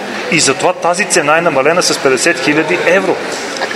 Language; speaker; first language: Bulgarian; native; Bulgarian